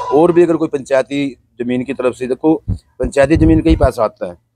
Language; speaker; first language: Hindi; native; Hindi